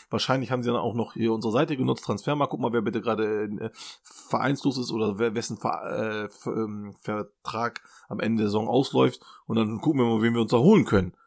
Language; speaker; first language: German; early bilingual, other home language; Turkish